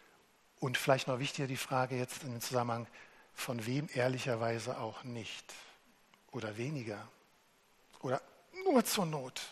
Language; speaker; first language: German; native; German